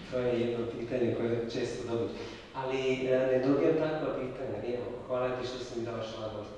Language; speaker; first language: Serbian; non-native, fluent; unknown